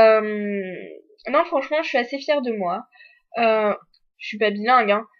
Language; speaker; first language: French; native; French